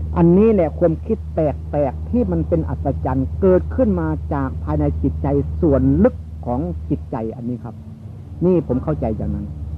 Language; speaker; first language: Thai; non-native, local second language; Northeastern Thai